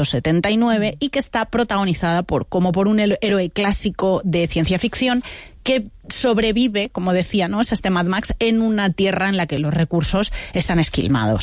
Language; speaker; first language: Spanish; native; Spanish